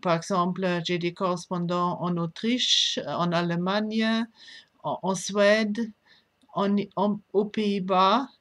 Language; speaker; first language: French; non-native, fluent; German